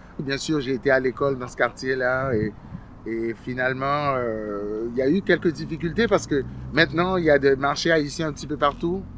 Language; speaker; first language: French; early bilingual, other home language; Haitian Creole